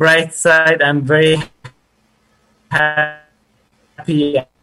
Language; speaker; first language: English; non-native, fluent; Persian